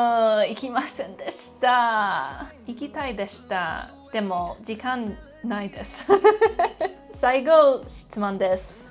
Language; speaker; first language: Japanese; non-native, learner; English